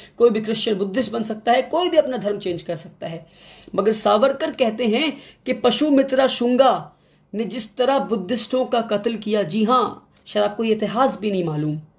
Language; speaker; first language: Hindi; non-native, local second language; Kannada